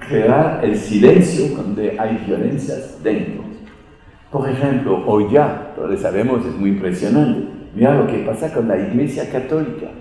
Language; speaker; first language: Spanish; non-native, fluent; French